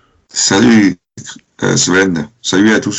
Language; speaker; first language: French; non-native, fluent; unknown